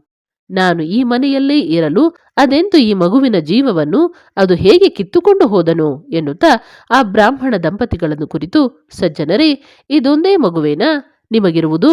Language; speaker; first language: Kannada; native; Kannada